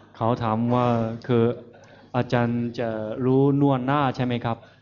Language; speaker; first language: Thai; non-native, fluent; Chinese